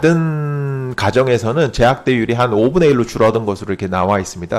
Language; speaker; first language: Korean; native; Korean